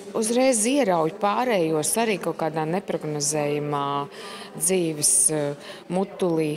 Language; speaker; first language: Latvian; native; Latvian